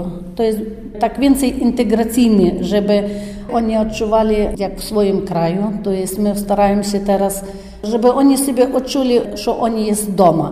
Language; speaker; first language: Polish; non-native, learner; Ukrainian